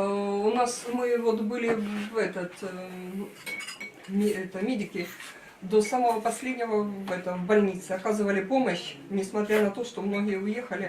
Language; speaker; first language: Russian; native; Russian